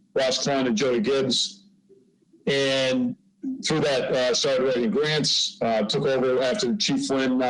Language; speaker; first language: English; native; English